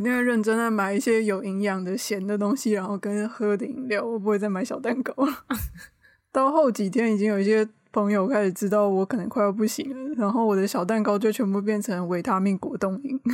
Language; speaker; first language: Chinese; native; Chinese